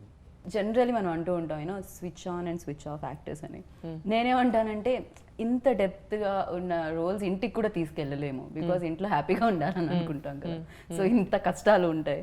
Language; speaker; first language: Telugu; native; Telugu